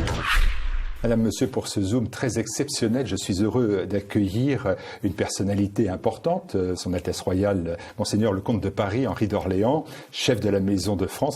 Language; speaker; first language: French; native; French